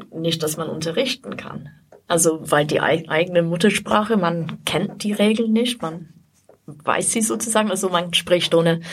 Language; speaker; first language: German; non-native, fluent; English